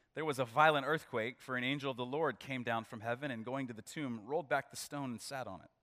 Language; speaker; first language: English; native; English